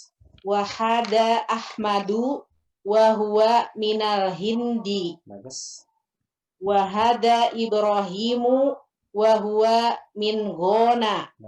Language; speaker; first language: Arabic; non-native, learner; Indonesian